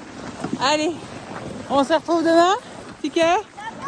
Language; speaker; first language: French; native; French